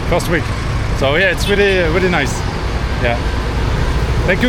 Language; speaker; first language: English; non-native, learner; French